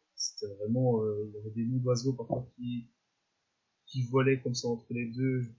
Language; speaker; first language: French; native; French